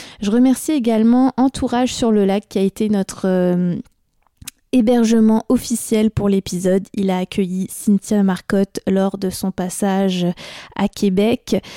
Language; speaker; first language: French; native; French